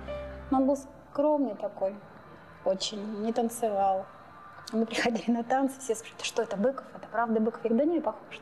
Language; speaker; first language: Russian; native; Russian